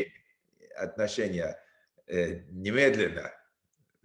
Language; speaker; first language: Russian; non-native, learner; English